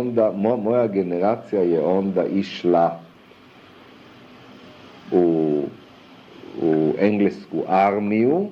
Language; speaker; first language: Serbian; early bilingual, other home language; German